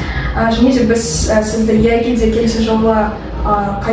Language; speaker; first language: Kazakh; native; Kazakh